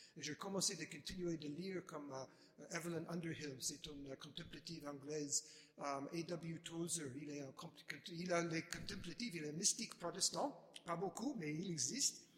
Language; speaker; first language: French; non-native, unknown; English